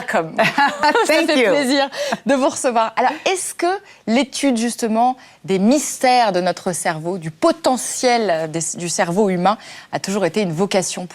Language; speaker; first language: French; native; French